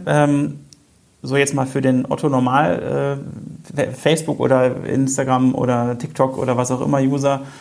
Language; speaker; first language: German; native; German